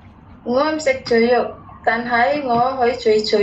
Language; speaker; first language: Cantonese; non-native, learner; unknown